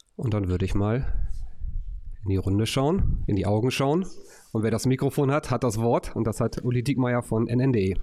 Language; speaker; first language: German; native; German